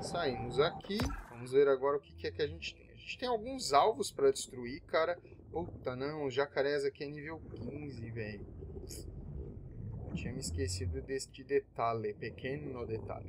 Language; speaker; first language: Portuguese; native; Portuguese